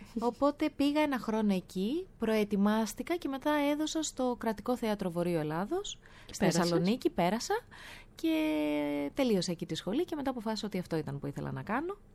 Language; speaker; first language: Greek; native; Greek